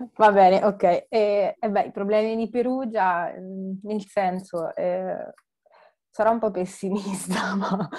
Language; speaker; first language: Italian; native; Italian